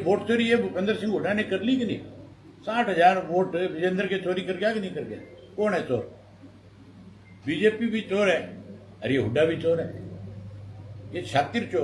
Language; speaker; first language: Hindi; native; Hindi